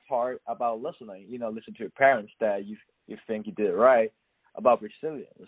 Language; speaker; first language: English; non-native, local second language; Cantonese